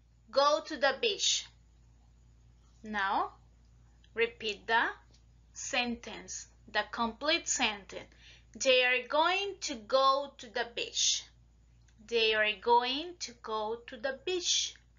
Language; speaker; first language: English; non-native, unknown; Spanish